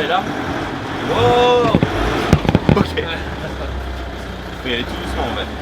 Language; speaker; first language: French; native; French